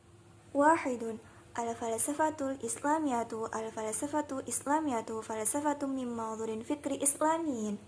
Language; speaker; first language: Arabic; non-native, learner; Indonesian